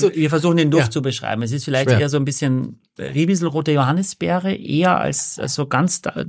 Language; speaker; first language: German; native; German